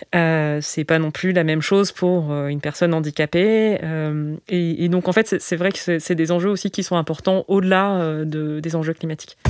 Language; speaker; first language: French; native; French